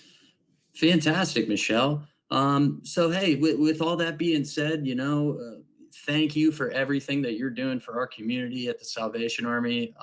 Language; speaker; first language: English; native; English